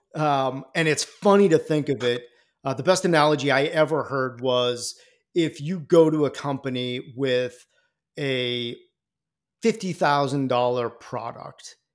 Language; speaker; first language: English; native; English